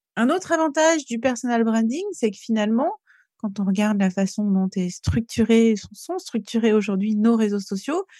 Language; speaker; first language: French; native; French